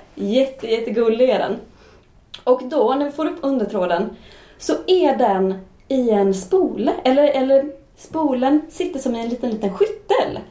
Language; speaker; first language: Swedish; native; Swedish